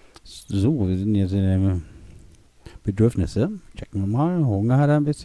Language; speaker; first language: German; native; German